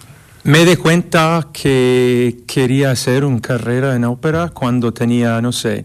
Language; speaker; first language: Spanish; non-native, learner; English